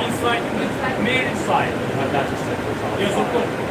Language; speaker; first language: English; non-native, fluent; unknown